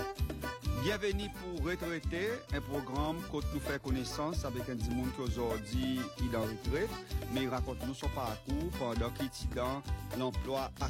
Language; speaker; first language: French; non-native, local second language; Seselwa Creole French